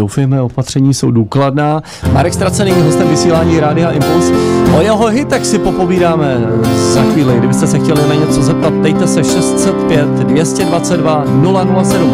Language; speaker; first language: Czech; native; Czech